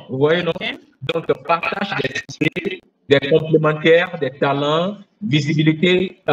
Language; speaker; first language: French; non-native, fluent; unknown